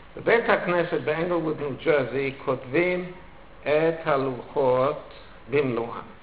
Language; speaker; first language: Hebrew; non-native, fluent; German